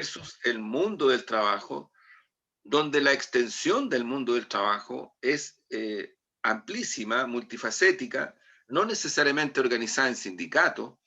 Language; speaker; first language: Spanish; native; Spanish